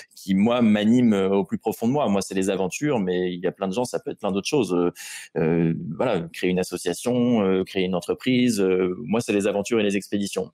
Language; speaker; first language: French; native; French